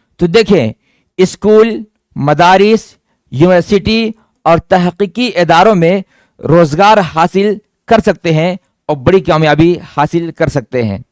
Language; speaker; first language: Urdu; native; Urdu